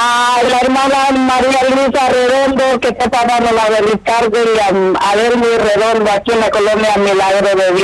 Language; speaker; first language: Spanish; native; Spanish